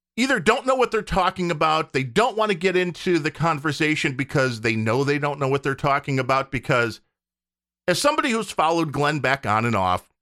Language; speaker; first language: English; native; English